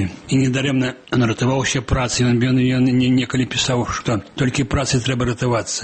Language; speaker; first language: Belarusian; native; Belarusian